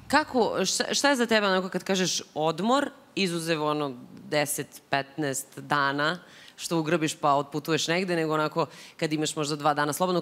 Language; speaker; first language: Serbian; native; Serbian